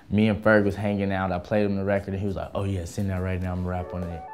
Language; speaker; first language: English; native; English